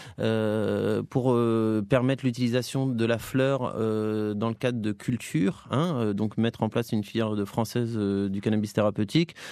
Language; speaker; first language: French; native; French